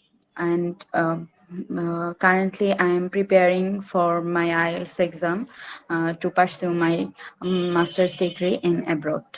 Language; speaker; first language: English; non-native, learner; Bangla